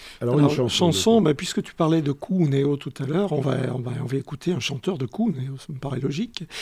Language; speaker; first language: French; native; French